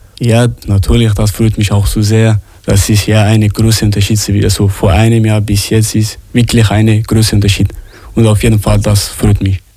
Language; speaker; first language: German; non-native, learner; Arabic